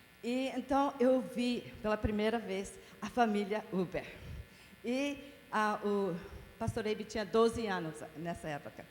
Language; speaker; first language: Portuguese; non-native, fluent; English